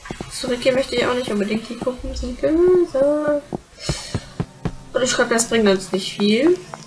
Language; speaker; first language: German; native; German